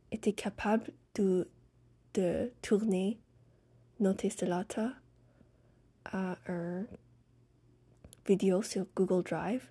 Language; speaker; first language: French; non-native, fluent; English